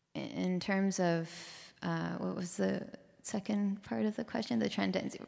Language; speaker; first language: English; native; English